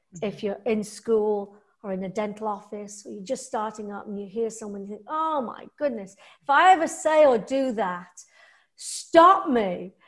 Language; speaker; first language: English; native; English